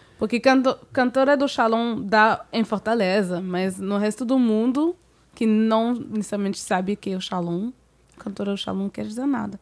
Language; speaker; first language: Portuguese; non-native, fluent; French